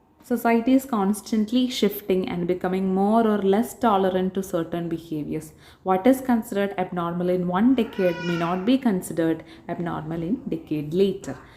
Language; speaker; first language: English; non-native, local second language; Malayalam